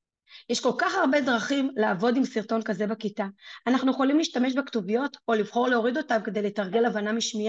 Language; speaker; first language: Hebrew; native; Hebrew